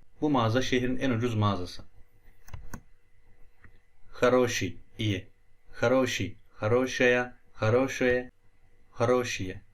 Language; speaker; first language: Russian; non-native, fluent; Turkish